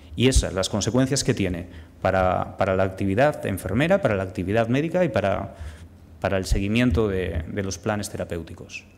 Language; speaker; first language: Spanish; native; Spanish